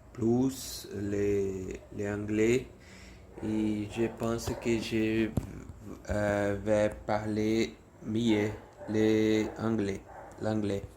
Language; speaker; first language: French; non-native, learner; Portuguese